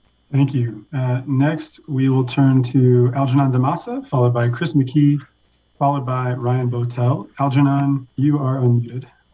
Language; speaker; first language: English; native; English